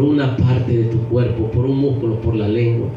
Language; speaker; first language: Spanish; native; Spanish